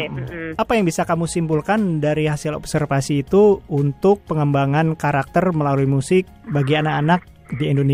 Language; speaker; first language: Indonesian; native; Indonesian